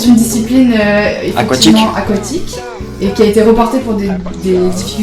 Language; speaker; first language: French; native; French